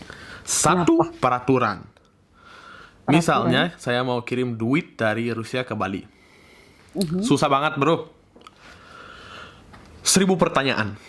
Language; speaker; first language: Indonesian; early bilingual, other home language; Russian